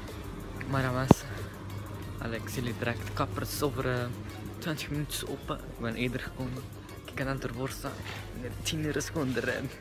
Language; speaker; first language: Dutch; early bilingual, heritage; Turkish